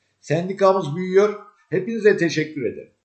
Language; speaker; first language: Turkish; native; Turkish